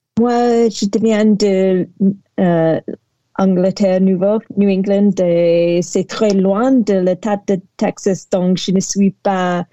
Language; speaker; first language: French; non-native, learner; English